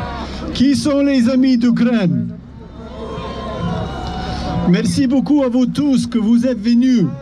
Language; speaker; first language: French; non-native, fluent; Ukrainian